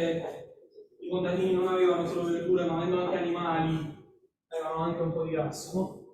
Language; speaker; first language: Italian; native; Italian